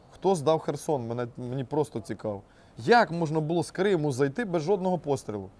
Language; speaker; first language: Ukrainian; native; Ukrainian